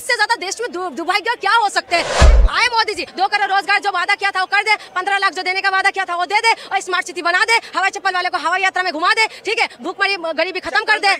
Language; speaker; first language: Hindi; non-native, local second language; Assamese